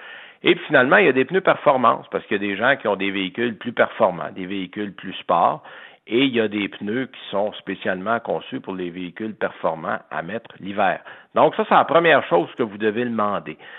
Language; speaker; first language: French; native; French